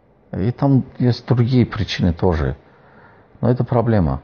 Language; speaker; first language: Russian; non-native, fluent; Azerbaijani